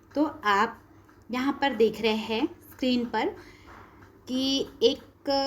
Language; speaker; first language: Hindi; non-native, local second language; Marathi